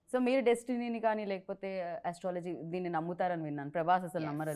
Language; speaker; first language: Telugu; native; Telugu